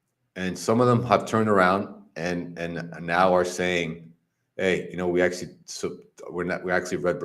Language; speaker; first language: English; native; English